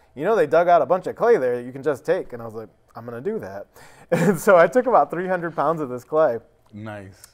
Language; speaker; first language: English; native; English